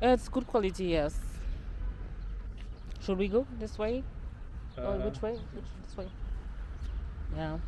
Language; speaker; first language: English; non-native, learner; French